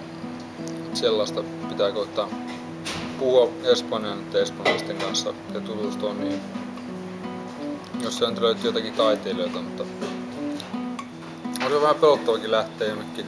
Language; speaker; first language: Finnish; native; Finnish